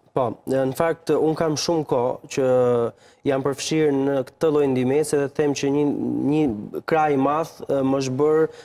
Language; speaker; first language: Albanian; native; Albanian